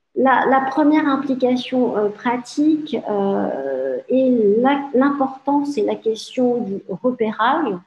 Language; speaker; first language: French; native; French